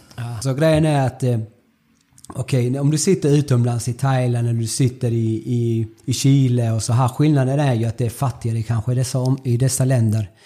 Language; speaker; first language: Swedish; early bilingual, other home language; Spanish